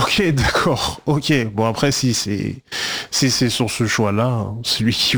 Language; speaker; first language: French; native; French